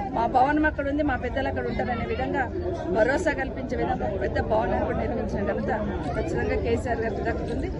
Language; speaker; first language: Telugu; native; Telugu